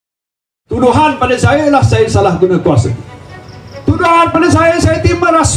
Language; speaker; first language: Malay; native; Malay